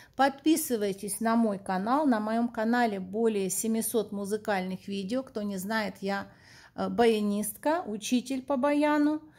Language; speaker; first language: Russian; native; Russian